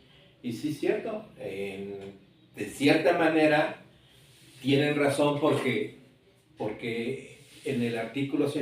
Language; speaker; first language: Spanish; native; Spanish